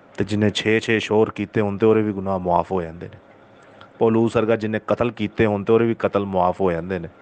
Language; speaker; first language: Urdu; non-native, local second language; Punjabi